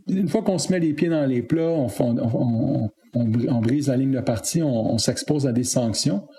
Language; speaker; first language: French; native; French